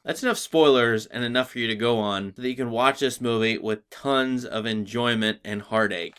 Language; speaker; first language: English; native; English